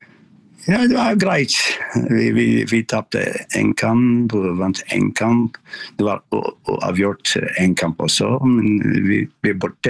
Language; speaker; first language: Norwegian; non-native, fluent; Arabic